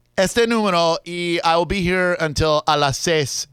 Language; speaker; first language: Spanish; non-native, learner; English